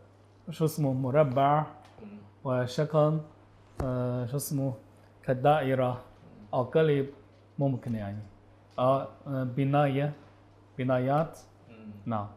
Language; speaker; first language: Arabic; non-native, learner; Chinese